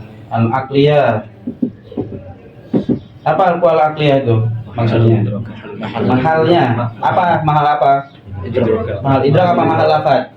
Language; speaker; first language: Arabic; non-native, fluent; Indonesian